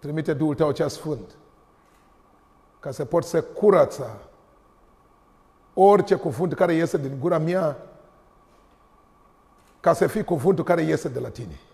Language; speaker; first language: Romanian; non-native, learner; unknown